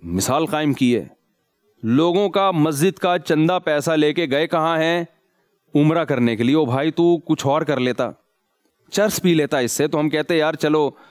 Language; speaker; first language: Urdu; native; Urdu